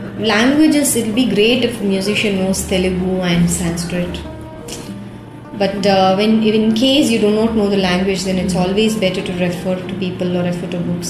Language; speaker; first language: English; non-native, local second language; Tamil